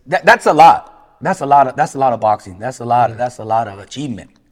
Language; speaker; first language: English; early bilingual, other home language; Spanish